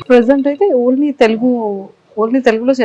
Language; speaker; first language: Telugu; native; Telugu